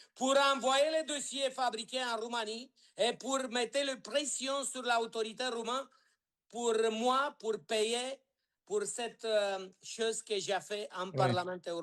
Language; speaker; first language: French; non-native, learner; Romanian